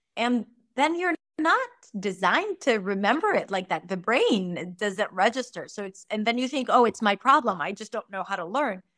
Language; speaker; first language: English; non-native, fluent; Hebrew